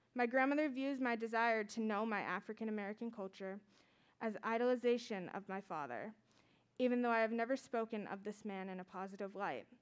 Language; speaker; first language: English; native; English